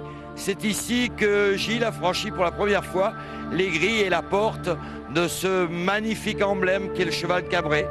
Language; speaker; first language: French; native; French